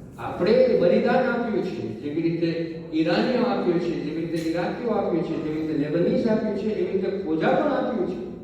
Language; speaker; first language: Gujarati; early bilingual, heritage; Gujarati